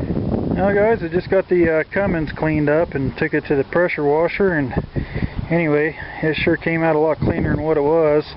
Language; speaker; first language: English; native; English